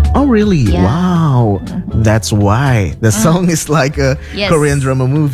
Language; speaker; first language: English; non-native, fluent; Indonesian